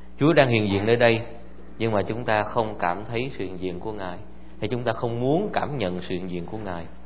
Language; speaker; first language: Vietnamese; early bilingual, heritage; Vietnamese